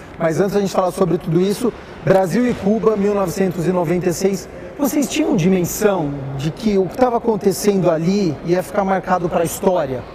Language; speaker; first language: Portuguese; native; Portuguese